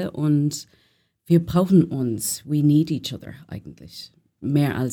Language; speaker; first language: German; non-native, learner; English